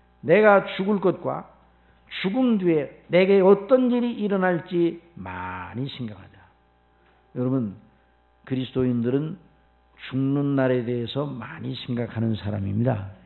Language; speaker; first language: Korean; native; Korean